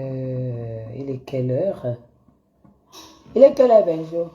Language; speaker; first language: French; native; French